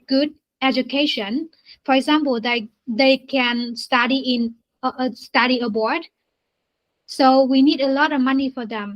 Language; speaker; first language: English; non-native, learner; Vietnamese